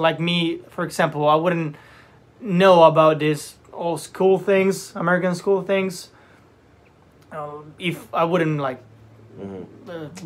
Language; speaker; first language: English; non-native, fluent; Italian